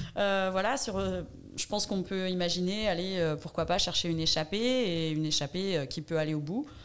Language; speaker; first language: French; native; French